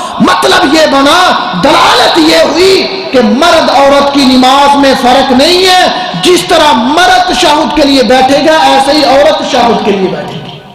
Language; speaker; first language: Urdu; non-native, local second language; Punjabi